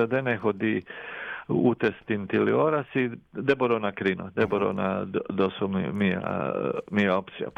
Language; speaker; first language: Greek; non-native, fluent; Croatian